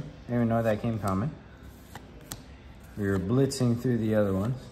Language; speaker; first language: English; native; English